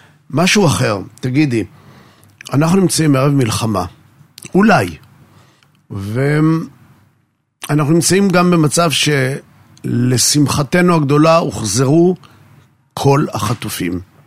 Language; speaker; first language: Hebrew; native; Hebrew